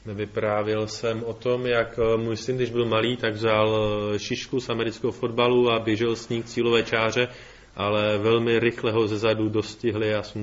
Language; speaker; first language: Czech; native; Czech